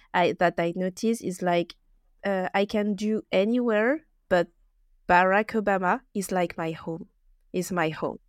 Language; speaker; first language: English; non-native, learner; French